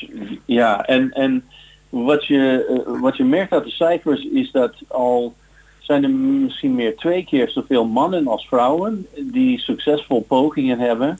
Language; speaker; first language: Dutch; non-native, fluent; English